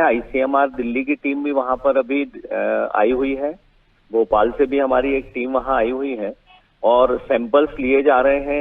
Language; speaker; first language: Hindi; native; Hindi